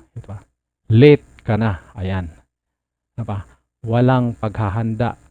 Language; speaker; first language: Filipino; non-native, local second language; Cebuano